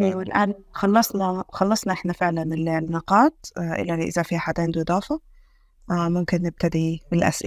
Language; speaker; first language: Arabic; native; Arabic